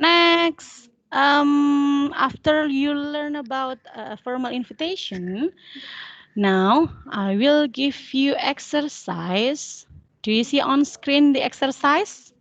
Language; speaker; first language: English; non-native, fluent; Indonesian